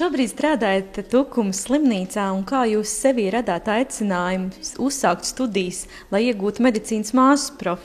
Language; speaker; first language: Latvian; native; Latvian